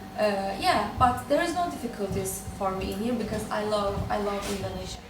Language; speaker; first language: English; non-native, learner; Turkish